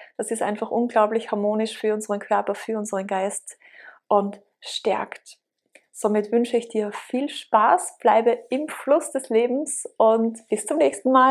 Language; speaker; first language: German; native; German